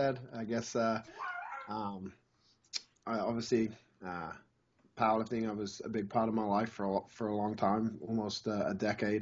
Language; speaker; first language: English; native; English